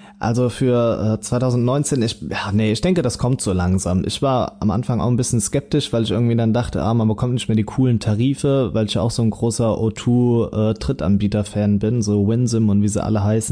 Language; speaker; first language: German; native; German